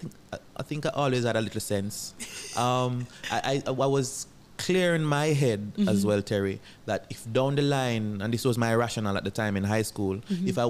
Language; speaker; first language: English; non-native, local second language; Jamaican Creole English